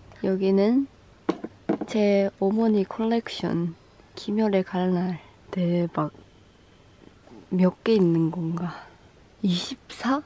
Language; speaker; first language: Korean; non-native, fluent; Japanese